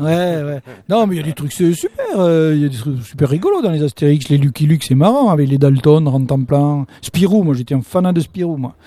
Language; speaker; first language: French; native; French